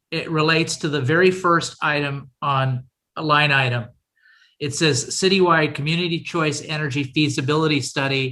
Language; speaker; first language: English; native; English